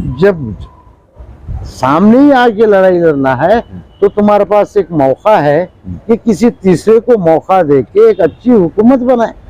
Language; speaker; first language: Hindi; non-native, local second language; Urdu